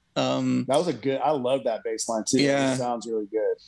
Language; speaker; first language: English; native; English